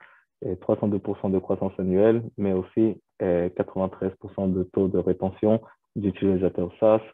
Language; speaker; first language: French; non-native, fluent; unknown